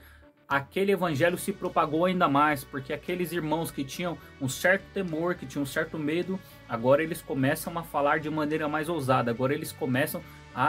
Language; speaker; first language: Portuguese; native; Portuguese